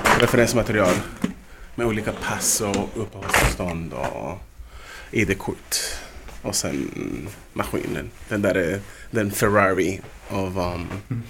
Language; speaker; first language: Swedish; non-native, fluent; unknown